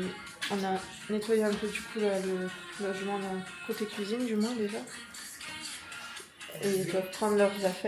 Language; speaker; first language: French; native; French